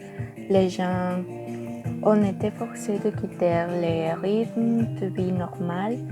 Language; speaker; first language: French; non-native, learner; Spanish